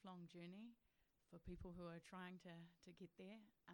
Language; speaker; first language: English; native; English